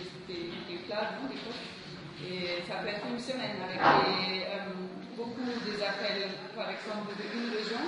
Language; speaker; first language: French; non-native, fluent; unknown